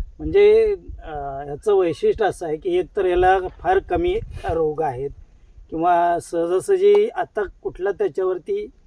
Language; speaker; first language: Marathi; native; Marathi